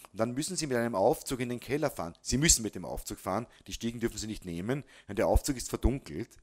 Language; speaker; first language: German; native; German